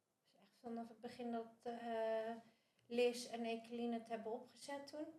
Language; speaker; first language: Dutch; early bilingual, other home language; Spanish